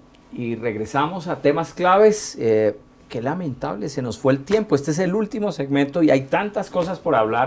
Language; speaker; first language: Spanish; native; Spanish